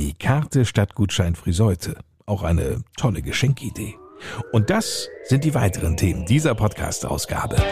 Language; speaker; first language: German; native; German